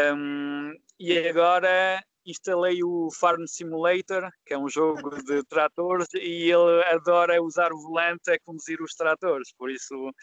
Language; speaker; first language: Portuguese; early bilingual, heritage; Portuguese